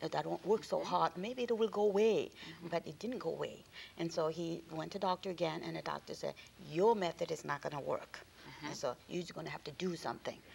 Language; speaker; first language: English; non-native, fluent; Korean